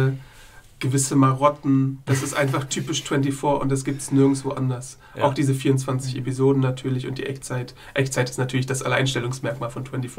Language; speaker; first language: German; native; German